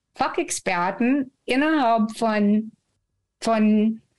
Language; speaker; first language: German; non-native, fluent; English